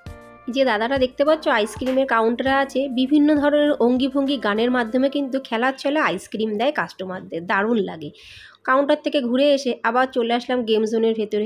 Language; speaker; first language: Bangla; native; Bangla